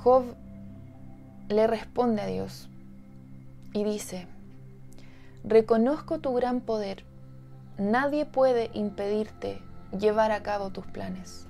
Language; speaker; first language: Spanish; native; Spanish